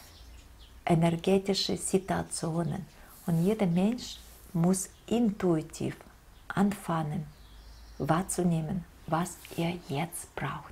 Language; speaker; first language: German; non-native, fluent; Russian